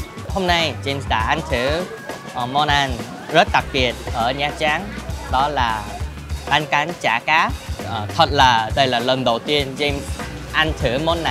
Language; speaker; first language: Vietnamese; early bilingual, other home language; Korean